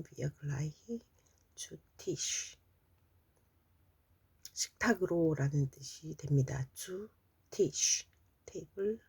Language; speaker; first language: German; non-native, fluent; Korean